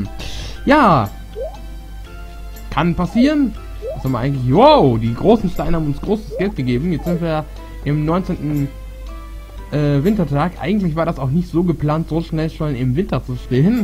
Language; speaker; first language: German; native; German